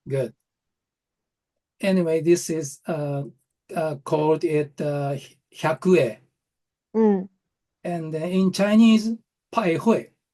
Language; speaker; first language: English; non-native, learner; Japanese